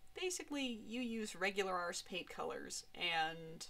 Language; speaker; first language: English; native; English